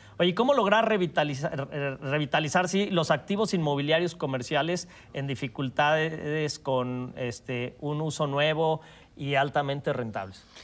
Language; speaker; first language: Spanish; native; Spanish